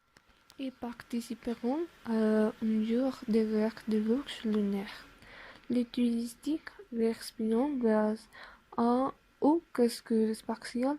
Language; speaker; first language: French; non-native, learner; Spanish